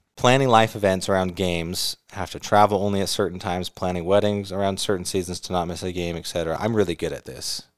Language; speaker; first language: English; native; English